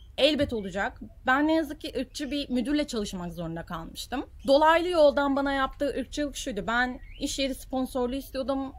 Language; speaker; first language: Turkish; native; Turkish